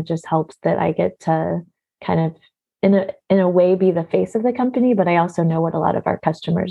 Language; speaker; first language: English; native; English